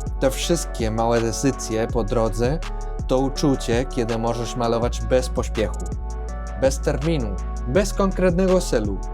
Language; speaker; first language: Polish; non-native, fluent; Spanish